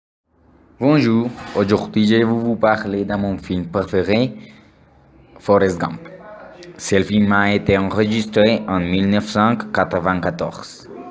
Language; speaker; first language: French; non-native, learner; Spanish